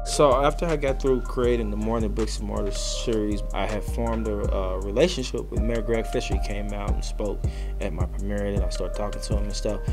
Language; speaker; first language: English; native; English